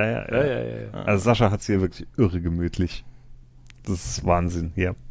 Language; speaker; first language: German; native; German